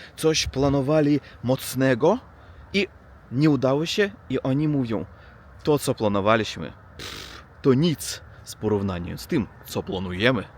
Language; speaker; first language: Polish; non-native, learner; Russian